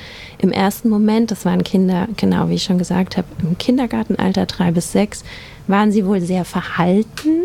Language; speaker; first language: German; native; German